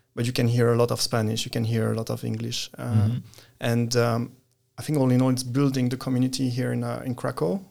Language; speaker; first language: English; non-native, fluent; French